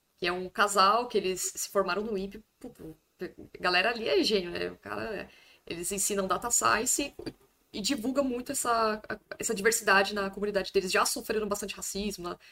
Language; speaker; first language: Portuguese; native; Portuguese